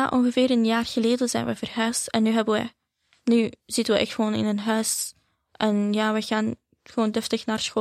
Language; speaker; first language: Dutch; early bilingual, other home language; Arabic